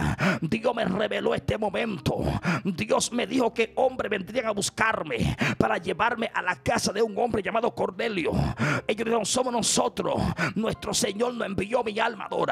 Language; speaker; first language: Spanish; native; Spanish